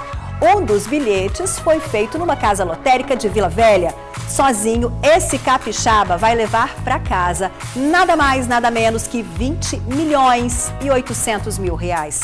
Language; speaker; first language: Portuguese; native; Portuguese